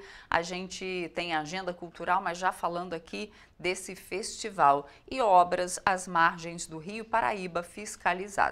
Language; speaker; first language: Portuguese; native; Portuguese